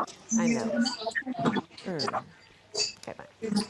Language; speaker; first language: English; native; English